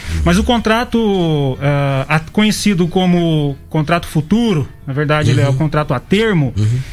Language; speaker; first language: Portuguese; native; Portuguese